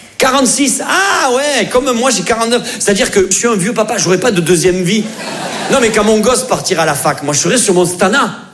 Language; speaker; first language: French; native; French